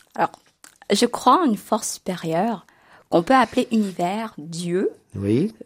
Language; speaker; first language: French; native; French